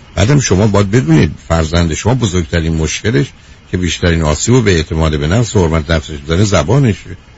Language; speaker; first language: Persian; native; Persian